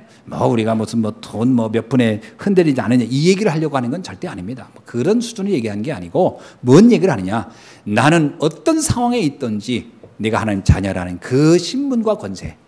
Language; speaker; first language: Korean; native; Korean